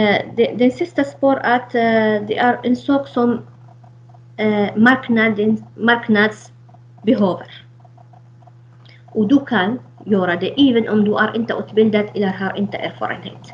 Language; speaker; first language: Swedish; non-native, fluent; Arabic